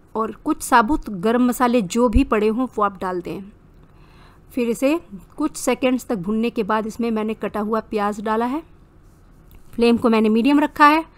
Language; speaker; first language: Hindi; native; Hindi